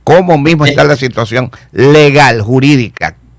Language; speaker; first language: Spanish; native; Spanish